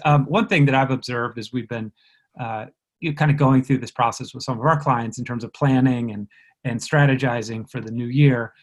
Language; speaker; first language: English; native; English